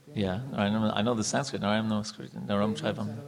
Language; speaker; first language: English; native; English